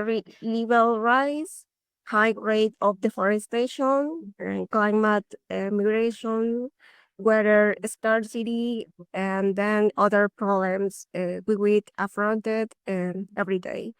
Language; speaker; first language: English; non-native, learner; Spanish